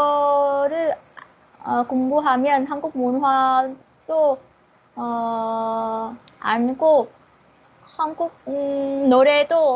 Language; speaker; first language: Korean; non-native, learner; Vietnamese